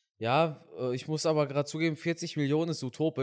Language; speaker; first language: German; native; German